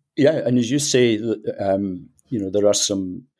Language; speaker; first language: English; native; English